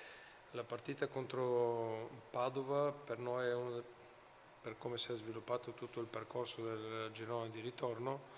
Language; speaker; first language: Italian; non-native, fluent; Bulgarian